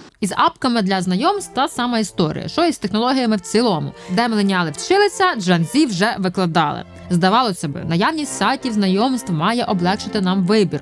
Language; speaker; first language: Ukrainian; native; Ukrainian